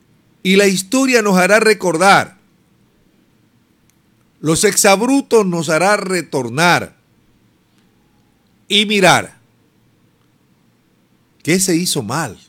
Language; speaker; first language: Spanish; native; Spanish